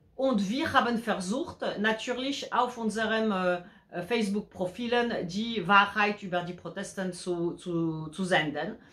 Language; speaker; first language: German; non-native, fluent; Polish